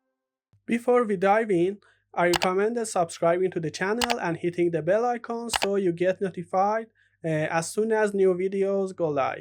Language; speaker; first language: English; non-native, fluent; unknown